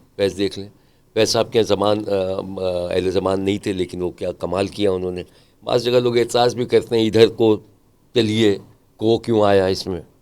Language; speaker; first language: Urdu; native; Urdu